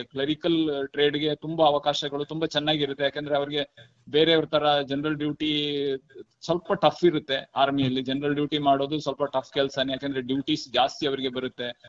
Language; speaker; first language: Kannada; non-native, local second language; Kodava